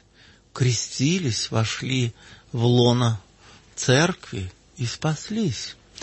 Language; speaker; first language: Russian; native; Russian